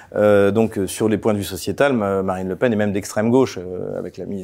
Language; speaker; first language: French; native; French